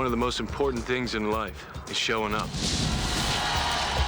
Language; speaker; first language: English; native; English